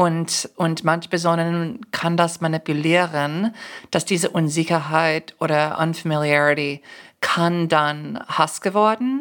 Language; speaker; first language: German; non-native, fluent; English